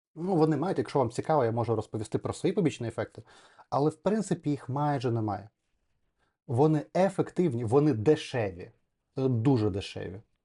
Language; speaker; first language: Ukrainian; non-native, local second language; Russian